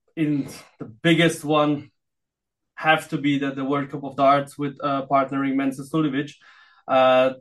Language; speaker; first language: English; non-native, fluent; Filipino